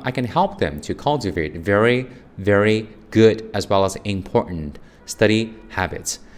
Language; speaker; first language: English; non-native, fluent; Chinese